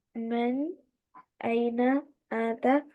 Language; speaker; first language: Arabic; non-native, learner; Urdu